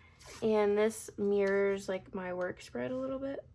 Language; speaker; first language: English; native; English